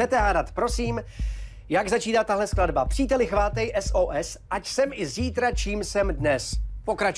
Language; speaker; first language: Czech; native; Czech